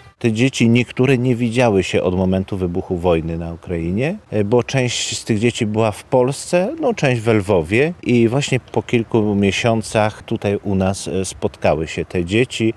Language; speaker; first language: Polish; native; Polish